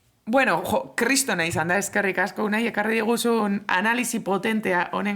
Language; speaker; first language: Basque; native; Basque